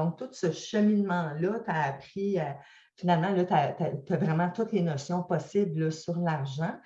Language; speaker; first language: French; native; French